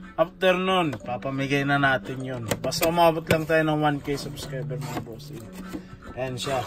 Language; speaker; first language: Filipino; native; Filipino